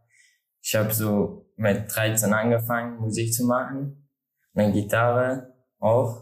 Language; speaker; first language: German; non-native, learner; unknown